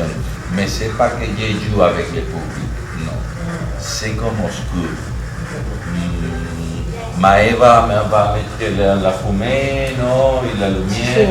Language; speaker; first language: French; non-native, fluent; Spanish